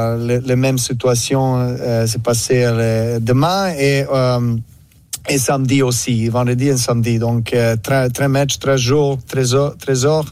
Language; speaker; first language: French; non-native, learner; Serbian